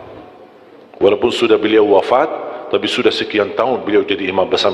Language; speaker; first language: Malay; non-native, fluent; Arabic